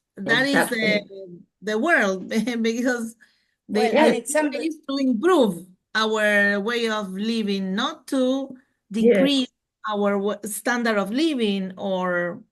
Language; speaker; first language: English; non-native, fluent; Spanish